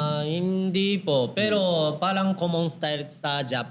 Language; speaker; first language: Filipino; non-native, learner; Japanese